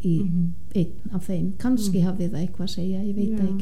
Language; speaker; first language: Icelandic; non-native, fluent; German